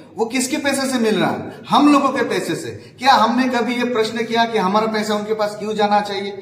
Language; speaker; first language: Hindi; non-native, local second language; Bangla